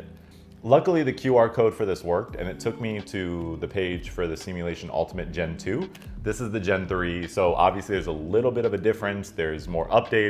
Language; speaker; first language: English; native; English